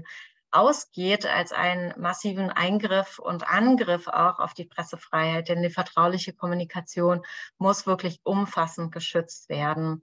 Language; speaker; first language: German; native; German